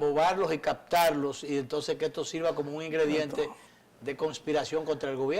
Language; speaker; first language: Spanish; native; Spanish